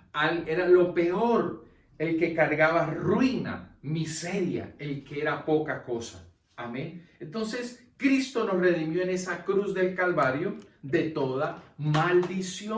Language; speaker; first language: Spanish; native; Spanish